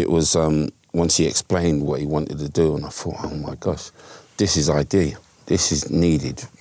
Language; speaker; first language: English; native; English